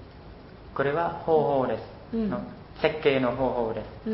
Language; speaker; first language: Japanese; non-native, learner; Khmer